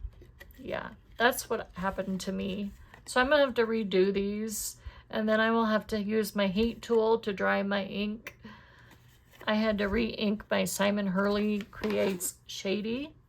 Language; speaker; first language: English; native; English